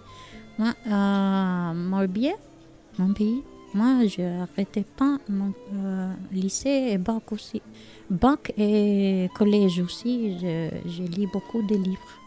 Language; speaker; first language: French; non-native, learner; Albanian